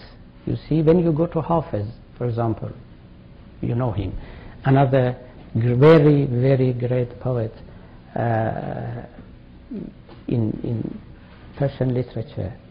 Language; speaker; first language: English; non-native, fluent; Persian